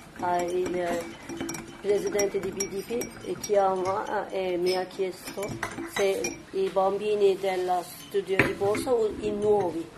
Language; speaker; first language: Italian; non-native, learner; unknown